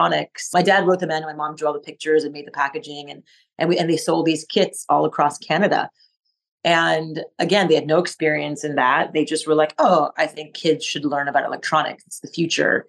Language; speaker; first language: English; non-native, fluent; French